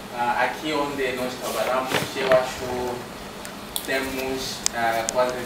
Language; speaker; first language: Portuguese; non-native, learner; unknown